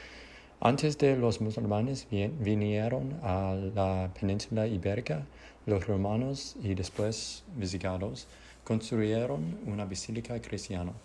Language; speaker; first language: Spanish; non-native, learner; English